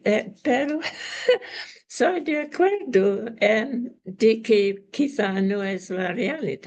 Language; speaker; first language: Spanish; non-native, learner; English